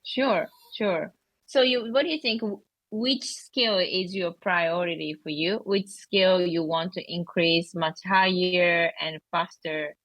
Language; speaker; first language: English; non-native, learner; Japanese